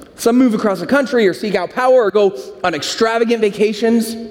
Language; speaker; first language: English; native; English